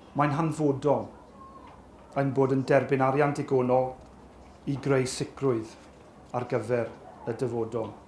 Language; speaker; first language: Welsh; native; Welsh